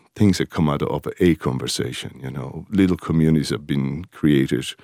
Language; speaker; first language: English; non-native, fluent; Italian